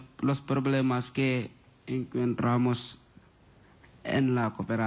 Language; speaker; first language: Spanish; non-native, learner; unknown